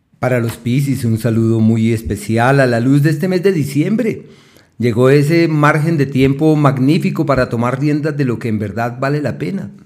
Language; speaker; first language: Spanish; native; Spanish